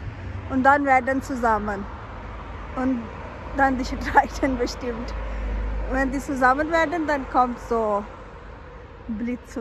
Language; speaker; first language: German; non-native, learner; Urdu